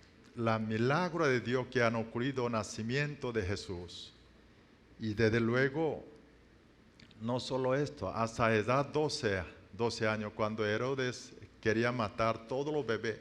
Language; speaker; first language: Spanish; non-native, learner; Korean